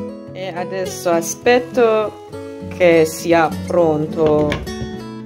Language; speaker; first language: Italian; non-native, learner; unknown